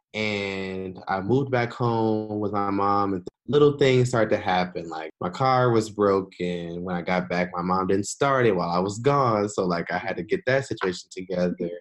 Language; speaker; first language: English; native; English